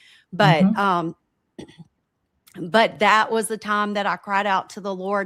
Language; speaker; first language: English; native; English